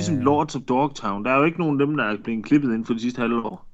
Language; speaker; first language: Danish; native; Danish